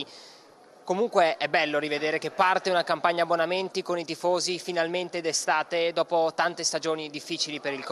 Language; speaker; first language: Italian; native; Italian